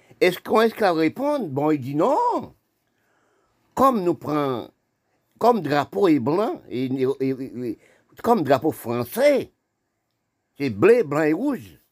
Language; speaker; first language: French; non-native, local second language; Haitian Creole